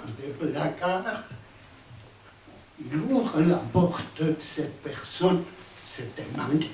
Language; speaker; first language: French; non-native, fluent; Spanish